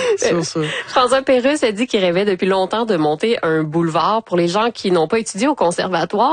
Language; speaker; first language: French; native; French